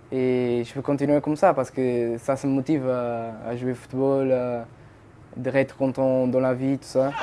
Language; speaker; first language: French; non-native, fluent; Portuguese